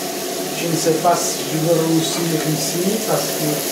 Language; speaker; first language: French; non-native, fluent; Portuguese